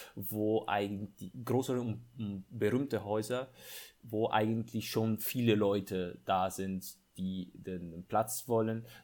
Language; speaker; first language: German; non-native, fluent; Italian